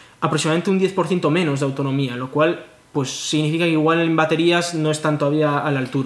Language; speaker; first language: Spanish; native; Spanish